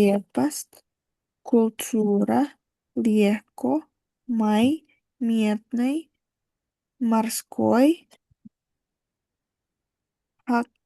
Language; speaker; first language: Russian; non-native, learner; Indonesian